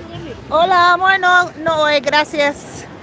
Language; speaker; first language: Spanish; non-native, learner; English